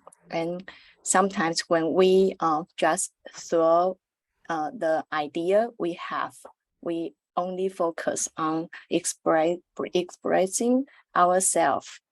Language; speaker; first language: English; non-native, learner; Chinese